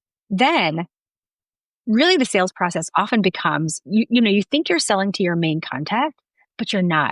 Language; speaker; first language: English; native; English